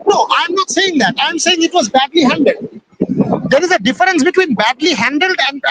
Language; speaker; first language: English; non-native, local second language; Bangla